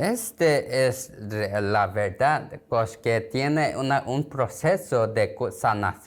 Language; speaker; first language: Spanish; non-native, learner; Korean